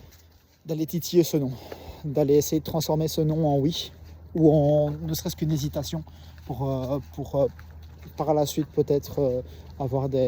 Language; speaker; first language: French; native; French